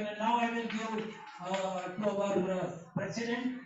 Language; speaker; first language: English; non-native, local second language; Gujarati